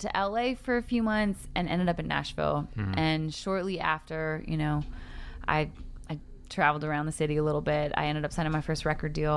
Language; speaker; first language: English; native; English